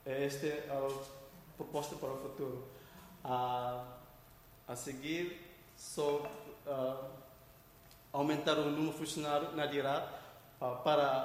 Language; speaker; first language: Portuguese; non-native, local second language; Tetum